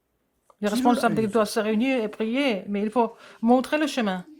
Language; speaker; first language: French; non-native, fluent; Korean